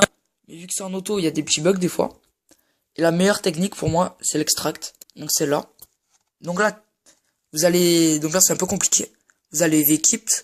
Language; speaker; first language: French; native; French